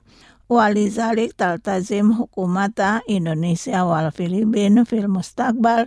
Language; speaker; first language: Arabic; non-native, fluent; Indonesian